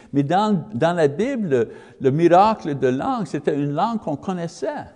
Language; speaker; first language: French; non-native, learner; English